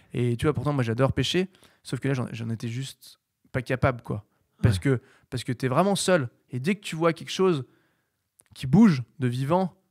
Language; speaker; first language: French; native; French